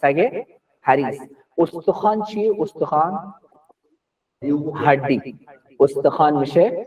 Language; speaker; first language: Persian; non-native, fluent; Urdu